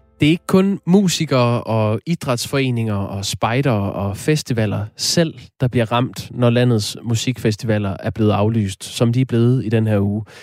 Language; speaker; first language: Danish; native; Danish